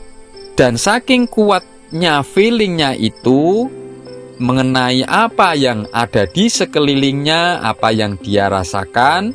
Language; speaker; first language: Indonesian; non-native, local second language; Javanese